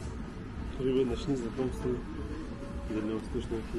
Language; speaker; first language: Russian; non-native, local second language; Yakut